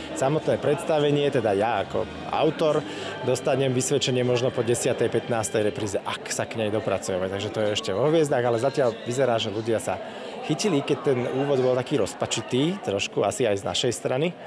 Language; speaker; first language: Slovak; native; Slovak